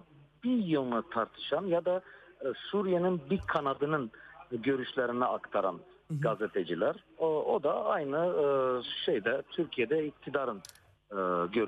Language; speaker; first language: Turkish; non-native, fluent; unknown